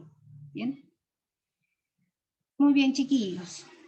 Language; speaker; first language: Spanish; native; Spanish